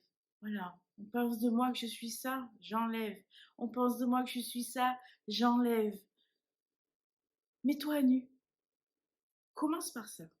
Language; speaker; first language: French; native; French